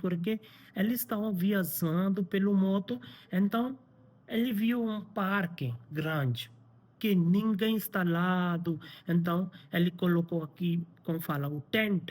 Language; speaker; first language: Portuguese; non-native, learner; Hindi